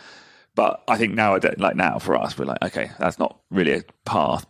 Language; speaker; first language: English; native; English